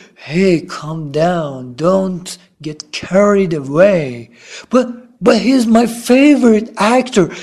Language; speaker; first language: English; non-native, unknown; Persian